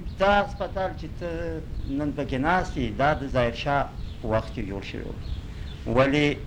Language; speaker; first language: Pashto; native; Pashto